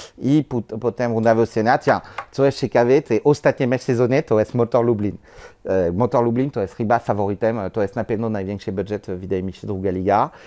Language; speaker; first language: Polish; non-native, learner; French